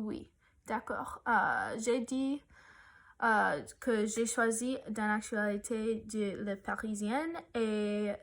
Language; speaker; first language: French; non-native, learner; English